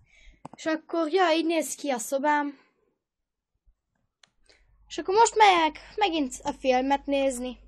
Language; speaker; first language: Hungarian; early bilingual, heritage; Hungarian